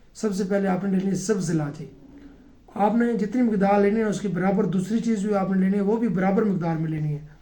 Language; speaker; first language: Urdu; native; Urdu